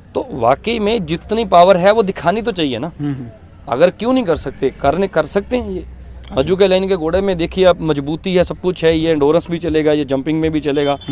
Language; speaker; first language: Hindi; native; Hindi